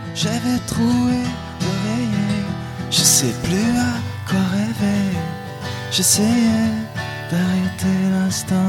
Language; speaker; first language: French; native; French